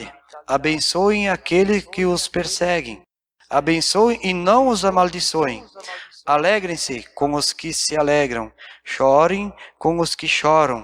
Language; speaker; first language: Portuguese; native; Portuguese